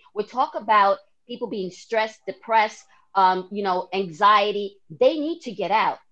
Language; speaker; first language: English; native; English